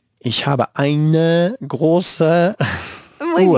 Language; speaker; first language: German; non-native, learner; Spanish